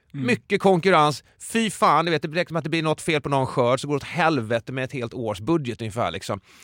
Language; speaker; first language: Swedish; native; Swedish